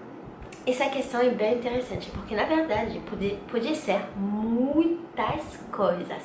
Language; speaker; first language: Portuguese; non-native, learner; French